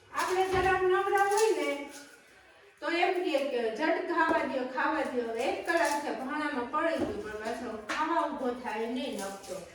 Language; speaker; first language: Gujarati; native; Gujarati